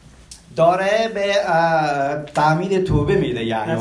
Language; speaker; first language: Persian; early bilingual, heritage; Persian